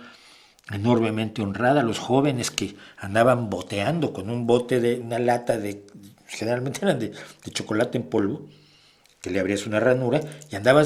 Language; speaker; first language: Spanish; native; Spanish